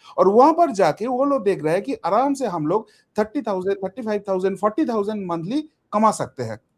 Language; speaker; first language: Hindi; non-native, local second language; Bangla